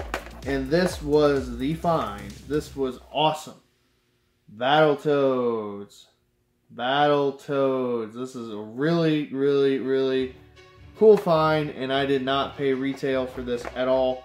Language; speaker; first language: English; native; English